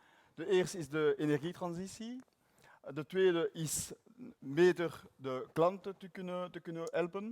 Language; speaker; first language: Dutch; non-native, learner; French